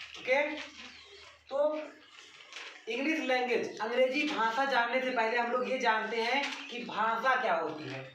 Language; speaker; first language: Hindi; native; Hindi